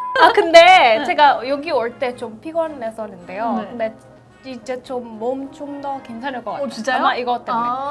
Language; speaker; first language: Korean; non-native, learner; English